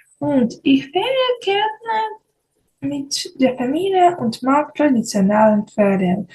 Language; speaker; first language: German; non-native, fluent; Ukrainian